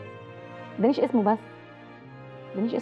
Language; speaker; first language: Arabic; native; Arabic